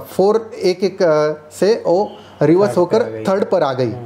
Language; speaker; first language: Hindi; non-native, local second language; Marathi